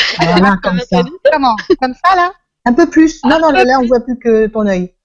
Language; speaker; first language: French; non-native, fluent; Spanish